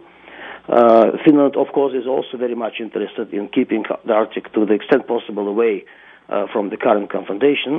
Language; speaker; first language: English; non-native, fluent; Russian